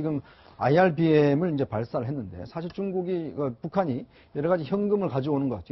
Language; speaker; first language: Korean; native; Korean